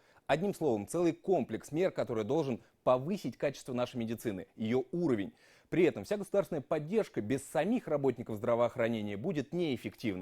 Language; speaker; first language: Russian; native; Russian